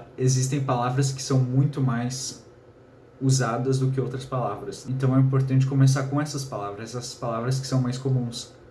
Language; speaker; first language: Portuguese; native; Portuguese